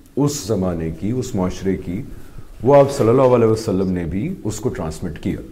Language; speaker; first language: Urdu; native; Urdu